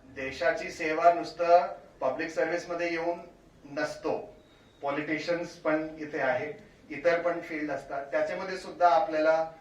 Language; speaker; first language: Marathi; non-native, local second language; Hindi